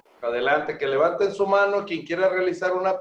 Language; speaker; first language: Spanish; native; Spanish